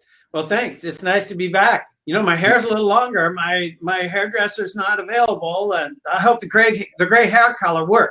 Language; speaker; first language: English; native; English